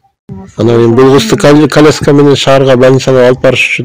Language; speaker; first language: Kyrgyz; native; Kyrgyz